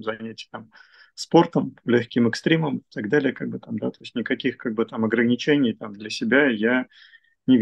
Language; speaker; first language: Russian; native; Russian